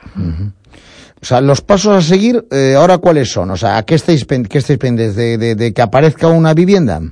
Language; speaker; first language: Spanish; native; Spanish